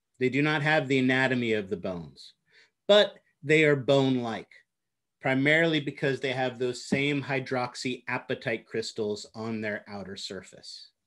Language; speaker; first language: English; native; English